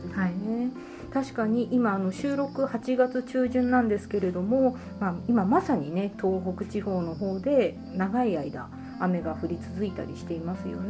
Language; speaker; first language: Japanese; native; Japanese